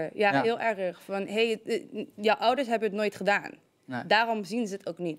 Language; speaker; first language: Dutch; native; Dutch